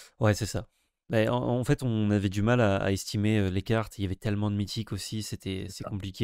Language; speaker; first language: French; native; French